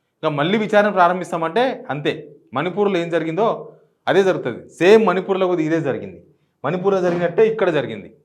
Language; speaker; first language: Telugu; native; Telugu